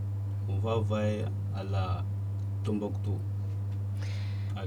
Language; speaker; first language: French; non-native, learner; Bambara